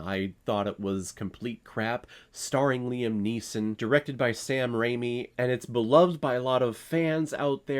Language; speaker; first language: English; native; English